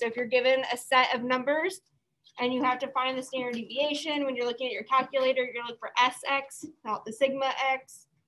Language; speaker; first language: English; native; English